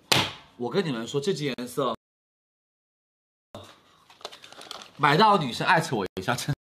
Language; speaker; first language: Chinese; native; Chinese